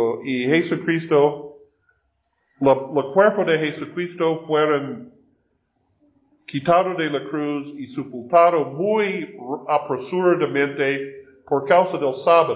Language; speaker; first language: Spanish; non-native, learner; English